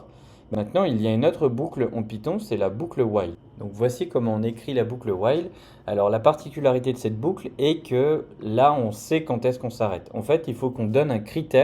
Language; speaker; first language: French; native; French